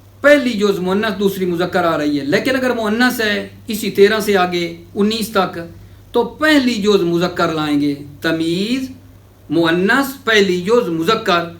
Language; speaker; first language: Urdu; native; Urdu